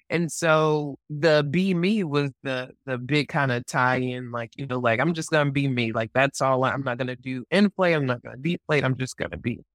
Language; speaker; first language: English; native; English